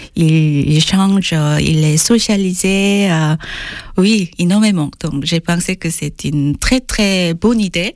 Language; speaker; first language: French; non-native, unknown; Korean